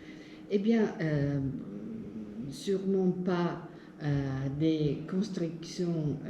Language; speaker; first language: French; non-native, fluent; Italian